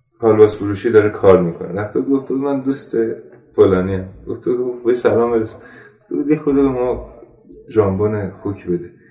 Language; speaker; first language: Persian; non-native, local second language; Armenian